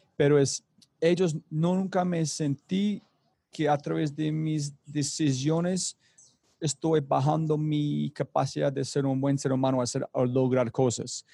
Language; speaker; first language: Spanish; non-native, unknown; English